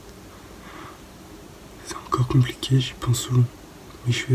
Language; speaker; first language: French; native; French